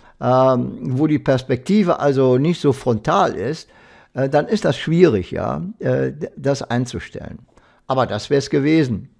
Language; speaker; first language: German; native; German